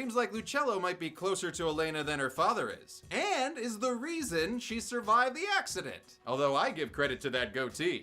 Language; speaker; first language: English; native; English